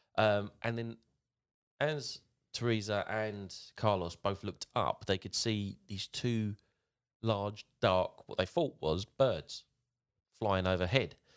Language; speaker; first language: English; native; English